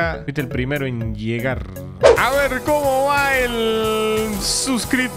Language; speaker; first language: Spanish; native; Spanish